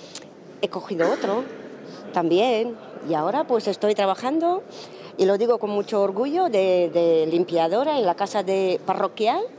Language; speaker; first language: Spanish; non-native, fluent; Romanian